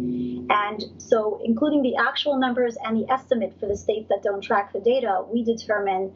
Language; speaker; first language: English; native; English